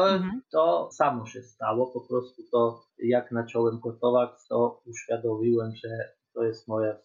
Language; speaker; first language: Polish; non-native, fluent; Georgian